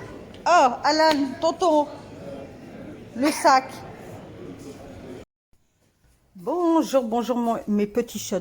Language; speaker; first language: French; native; French